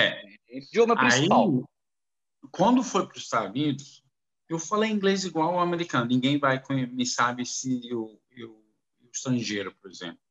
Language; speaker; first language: Portuguese; non-native, learner; Arabic